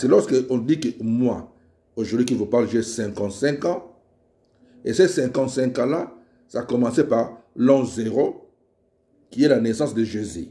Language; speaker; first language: French; non-native, local second language; Lingala